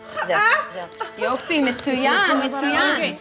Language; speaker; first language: Hebrew; non-native, local second language; Arabic